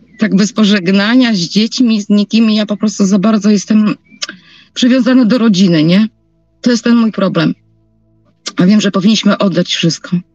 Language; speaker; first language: Polish; native; Polish